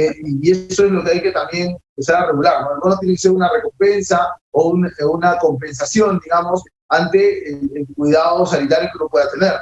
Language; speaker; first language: Spanish; native; Spanish